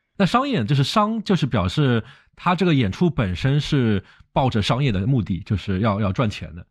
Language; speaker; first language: Chinese; native; Chinese